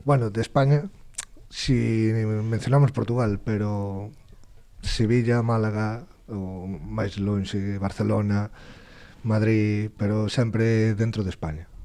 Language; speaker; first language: Galician; non-native, local second language; Spanish